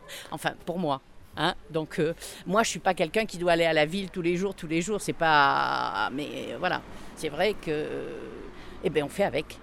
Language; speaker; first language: French; native; French